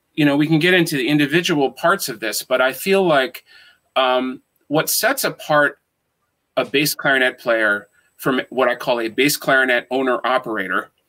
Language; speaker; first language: English; native; English